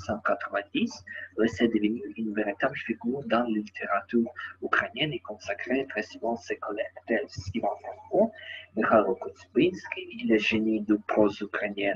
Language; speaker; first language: French; non-native, learner; Ukrainian